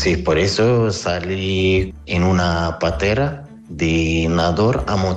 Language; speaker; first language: Spanish; non-native, learner; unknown